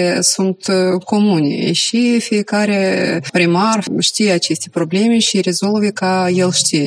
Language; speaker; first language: Romanian; non-native, local second language; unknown